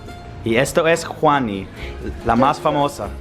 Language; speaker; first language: Spanish; non-native, learner; English